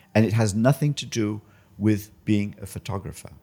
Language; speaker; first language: English; native; English